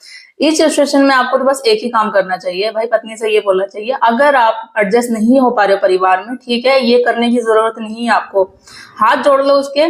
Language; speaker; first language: Hindi; native; Hindi